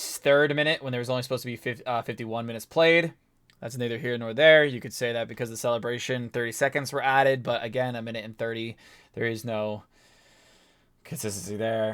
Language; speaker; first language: English; native; English